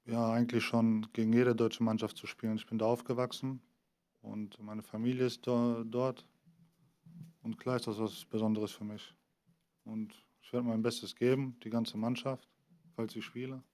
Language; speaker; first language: German; early bilingual, other home language; Greek